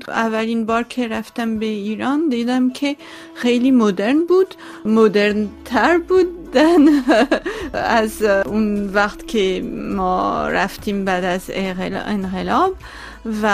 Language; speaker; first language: Persian; non-native, local second language; Armenian